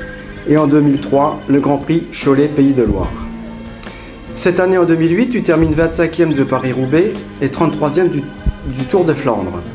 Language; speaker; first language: French; native; French